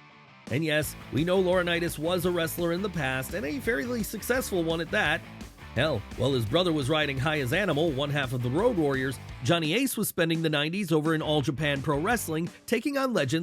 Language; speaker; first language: English; native; English